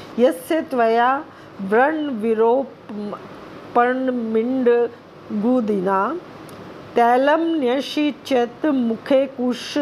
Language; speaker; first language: Hindi; non-native, local second language; Bangla